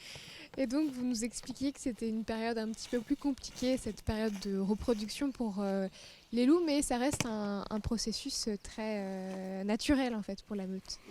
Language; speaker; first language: French; native; French